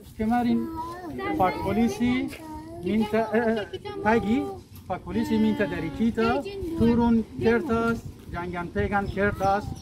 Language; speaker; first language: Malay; non-native, learner; Persian